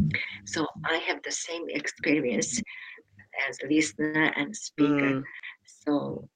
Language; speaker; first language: English; non-native, learner; Japanese